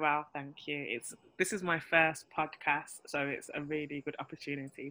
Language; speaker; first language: English; native; English